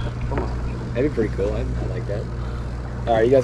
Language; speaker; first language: English; native; English